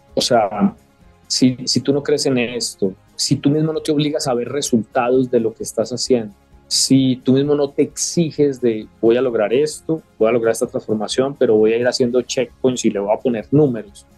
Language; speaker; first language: Spanish; native; Spanish